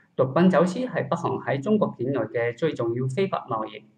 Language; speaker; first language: Cantonese; non-native, learner; Japanese